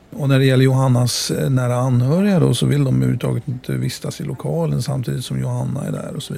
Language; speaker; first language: Swedish; native; Swedish